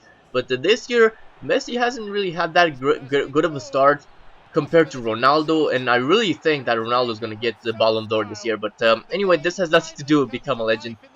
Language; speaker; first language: English; native; English